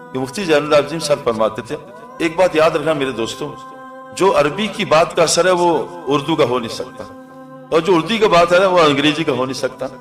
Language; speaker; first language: Urdu; native; Urdu